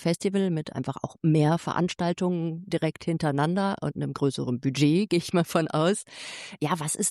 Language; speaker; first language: German; native; German